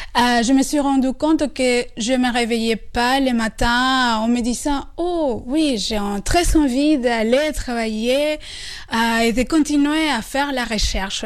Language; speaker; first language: French; non-native, fluent; Spanish